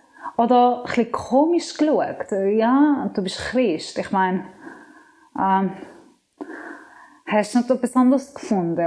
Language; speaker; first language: German; non-native, fluent; Persian